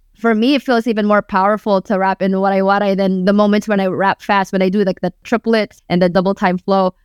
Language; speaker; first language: English; early bilingual, other home language; Waray